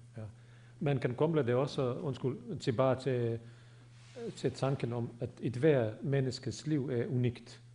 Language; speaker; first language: Danish; non-native, fluent; Bosnian